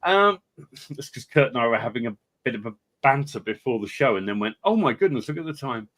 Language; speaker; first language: English; native; English